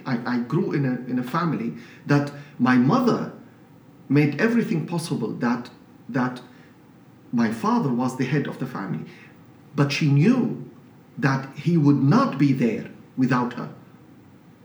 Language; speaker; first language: English; non-native, fluent; Arabic